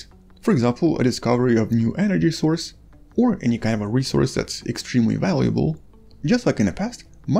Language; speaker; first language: English; non-native, fluent; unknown